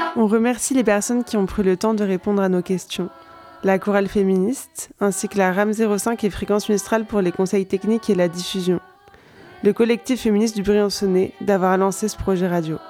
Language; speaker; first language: French; native; French